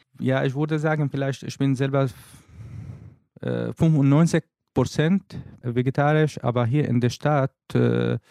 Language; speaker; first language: German; non-native, learner; Arabic